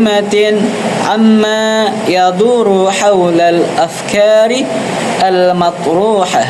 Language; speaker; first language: Arabic; non-native, learner; Indonesian